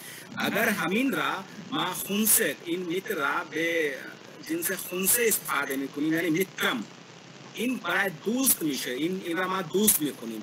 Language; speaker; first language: Persian; non-native, learner; Hindi